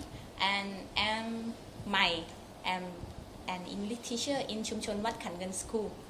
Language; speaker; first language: English; non-native, local second language; Thai